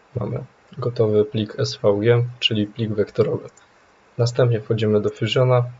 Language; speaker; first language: Polish; native; Polish